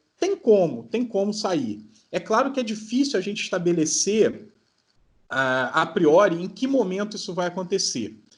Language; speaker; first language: Portuguese; native; Portuguese